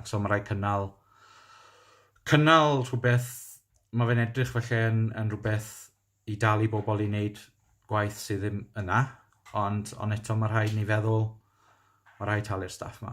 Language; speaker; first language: Welsh; native; Welsh